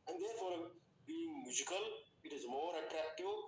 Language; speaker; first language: English; non-native, local second language; Kannada